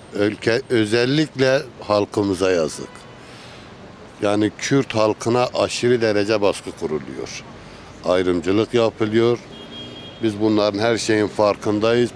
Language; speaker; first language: Turkish; non-native, local second language; Kurdish